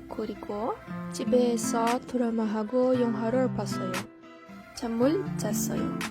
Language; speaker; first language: Korean; non-native, learner; Portuguese